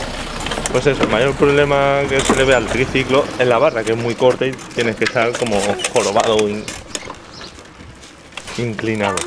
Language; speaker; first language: Spanish; native; Spanish